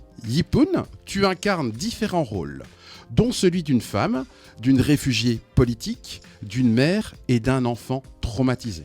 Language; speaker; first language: French; native; French